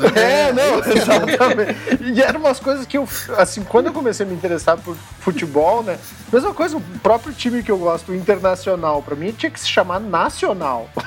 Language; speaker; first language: Portuguese; native; Portuguese